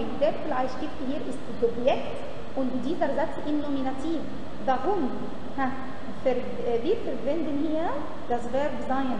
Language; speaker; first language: German; non-native, fluent; Arabic